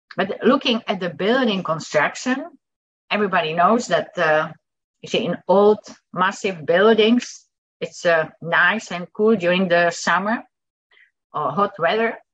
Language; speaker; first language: English; non-native, fluent; Dutch